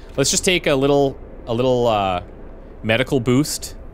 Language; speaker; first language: English; native; English